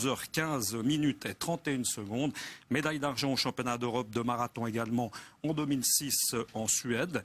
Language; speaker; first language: French; native; French